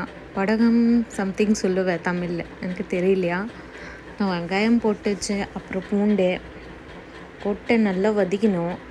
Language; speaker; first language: Tamil; non-native, learner; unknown